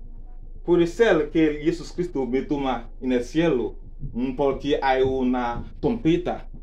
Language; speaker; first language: Spanish; non-native, learner; Haitian Creole